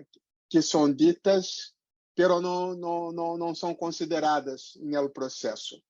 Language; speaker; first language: Spanish; non-native, fluent; Portuguese